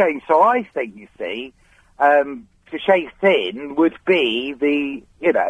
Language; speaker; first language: English; native; English